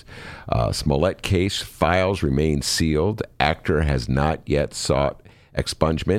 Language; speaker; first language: English; native; English